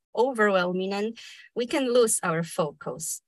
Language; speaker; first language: English; non-native, fluent; Spanish